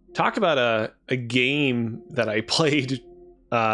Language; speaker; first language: English; native; English